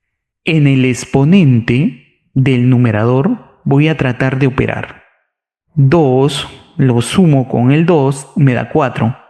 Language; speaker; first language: Spanish; native; Spanish